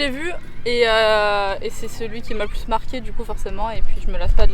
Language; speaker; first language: French; native; French